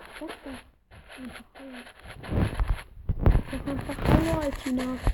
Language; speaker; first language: German; early bilingual, other home language; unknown